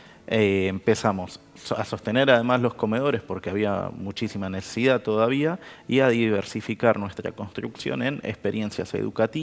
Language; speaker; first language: Spanish; native; Spanish